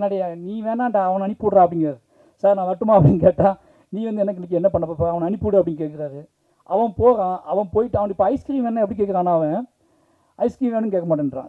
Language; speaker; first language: Tamil; native; Tamil